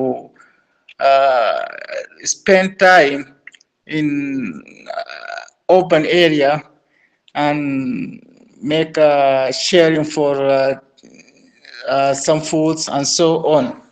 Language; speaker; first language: English; non-native, learner; Arabic